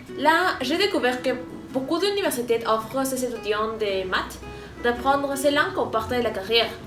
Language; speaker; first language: French; non-native, fluent; Spanish